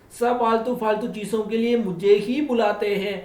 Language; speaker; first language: Hindi; non-native, local second language; Malayalam